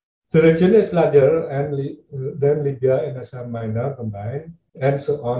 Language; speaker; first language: English; non-native, fluent; Indonesian